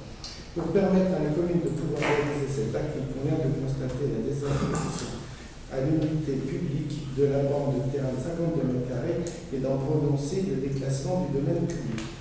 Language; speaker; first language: French; native; French